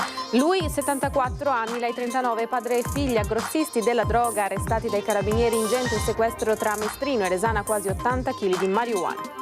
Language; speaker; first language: Italian; native; Italian